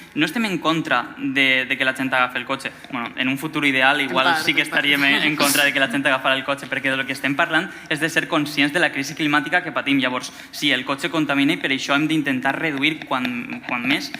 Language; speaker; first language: Catalan; native; Catalan